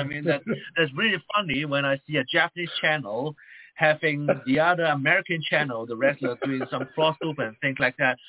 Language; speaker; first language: English; non-native, local second language; Chinese